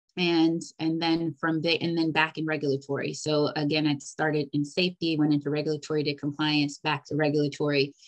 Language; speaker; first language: English; native; English